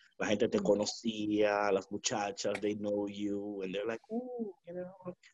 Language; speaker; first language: English; early bilingual, other home language; Spanish